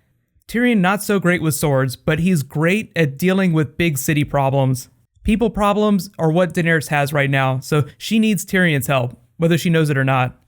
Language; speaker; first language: English; native; English